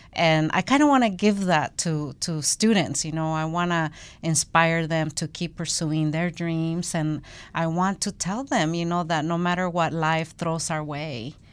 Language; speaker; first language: English; non-native, fluent; Spanish